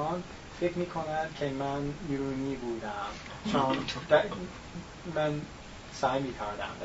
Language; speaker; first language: Persian; non-native, learner; English